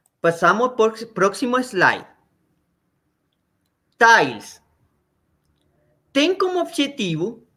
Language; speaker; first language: Portuguese; non-native, learner; Spanish